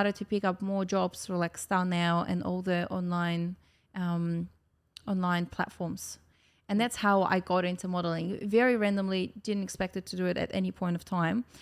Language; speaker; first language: English; non-native, fluent; Russian